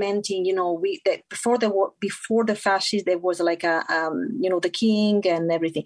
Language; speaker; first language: English; non-native, fluent; Italian